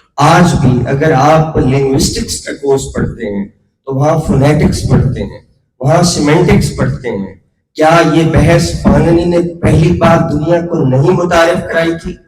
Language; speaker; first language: Urdu; non-native, local second language; Punjabi